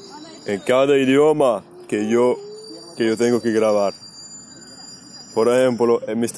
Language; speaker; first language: Spanish; non-native, fluent; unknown